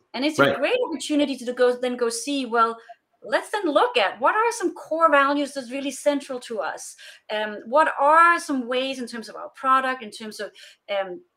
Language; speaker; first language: English; non-native, fluent; Danish